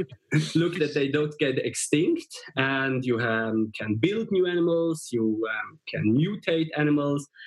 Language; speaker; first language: English; non-native, fluent; German